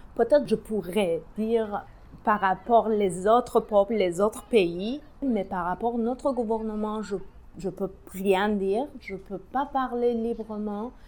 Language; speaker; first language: French; non-native, learner; Persian